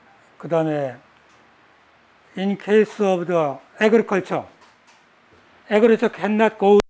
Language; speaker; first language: English; non-native, learner; Korean